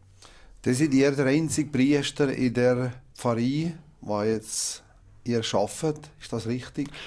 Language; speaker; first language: German; native; German